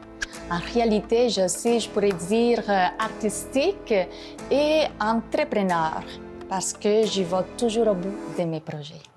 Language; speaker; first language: French; non-native, fluent; Spanish